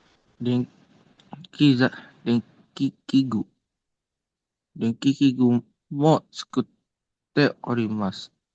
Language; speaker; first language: Japanese; non-native, learner; Indonesian